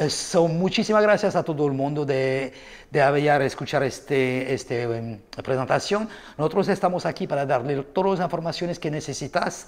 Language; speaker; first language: Spanish; non-native, learner; French